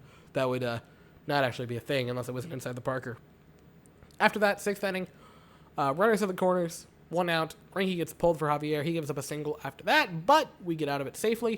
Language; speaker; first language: English; native; English